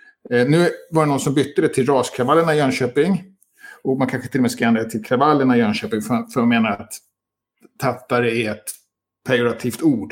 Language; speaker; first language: Swedish; native; Swedish